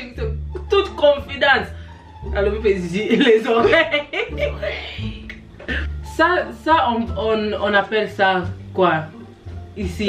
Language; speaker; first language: French; early bilingual, heritage; French